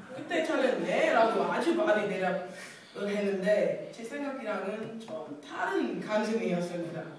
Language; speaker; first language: Korean; non-native, fluent; English